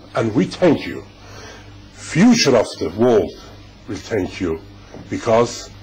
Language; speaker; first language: English; non-native, fluent; Persian